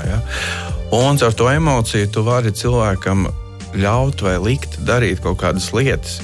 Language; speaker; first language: Latvian; native; Latvian